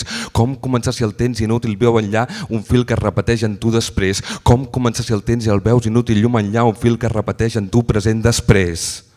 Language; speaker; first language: Catalan; native; Catalan